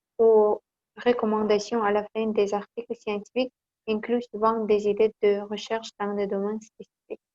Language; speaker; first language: French; non-native, learner; Kazakh